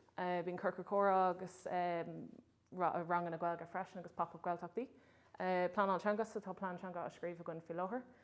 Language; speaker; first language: Irish; non-native, local second language; English